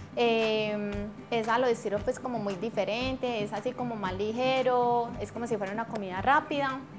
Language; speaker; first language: Spanish; early bilingual, heritage; Japanese